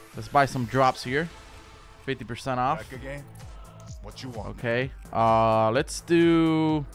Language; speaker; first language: English; native; English